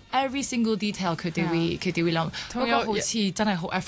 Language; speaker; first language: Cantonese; non-native, local second language; French